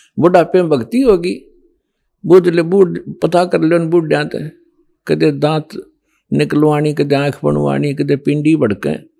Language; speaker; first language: Hindi; native; Hindi